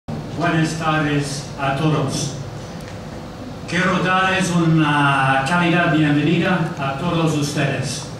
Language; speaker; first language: Spanish; non-native, fluent; English